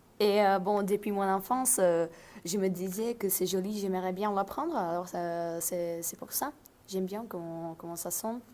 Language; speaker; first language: French; non-native, fluent; Czech